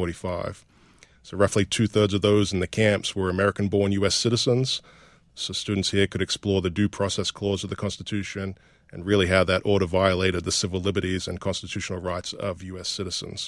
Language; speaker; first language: English; native; English